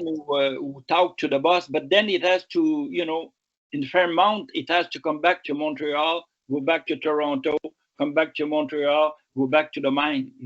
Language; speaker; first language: English; non-native, local second language; French